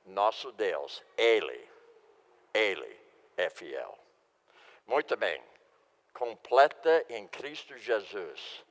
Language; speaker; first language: Portuguese; non-native, fluent; English